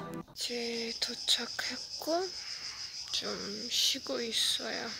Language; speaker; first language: Korean; non-native, learner; Azerbaijani